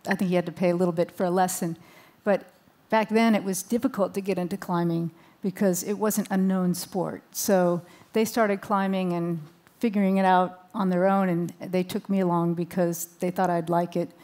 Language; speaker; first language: English; native; English